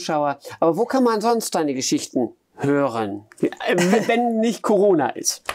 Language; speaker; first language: German; native; German